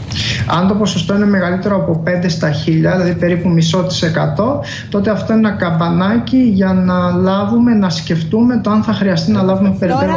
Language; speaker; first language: Greek; native; Greek